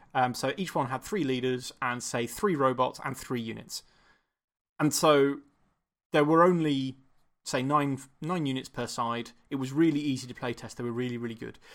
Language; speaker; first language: English; native; English